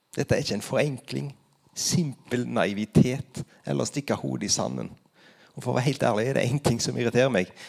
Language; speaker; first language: Norwegian; native; Norwegian